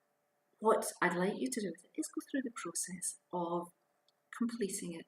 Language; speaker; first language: English; native; English